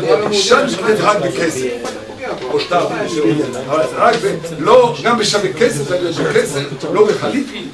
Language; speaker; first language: Hebrew; non-native, fluent; French